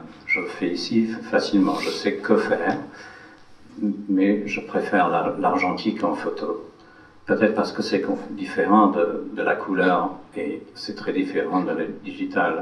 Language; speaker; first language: French; non-native, fluent; English